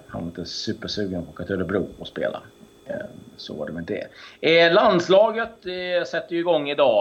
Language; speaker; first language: Swedish; native; Swedish